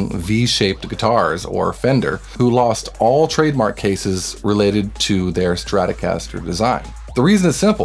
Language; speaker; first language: English; native; English